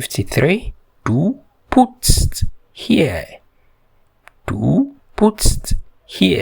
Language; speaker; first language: German; non-native, fluent; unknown